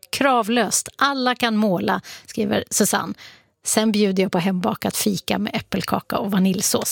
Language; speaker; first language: Swedish; native; Swedish